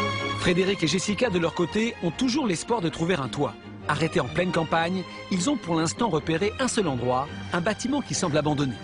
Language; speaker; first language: French; native; French